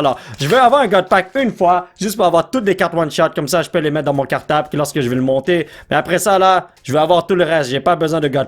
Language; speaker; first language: French; native; French